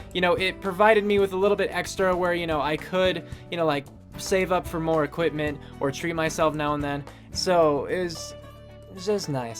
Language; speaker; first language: English; native; English